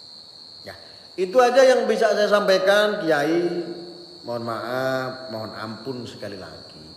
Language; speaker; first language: Indonesian; non-native, local second language; Javanese